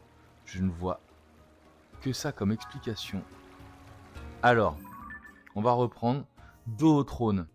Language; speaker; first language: French; native; French